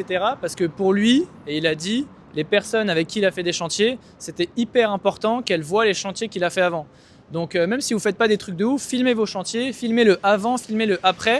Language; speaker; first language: French; native; French